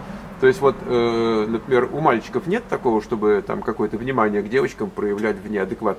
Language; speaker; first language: Russian; native; Russian